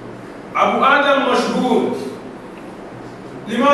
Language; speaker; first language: Arabic; non-native, fluent; Malay